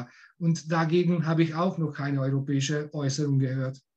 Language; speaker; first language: German; non-native, fluent; Hungarian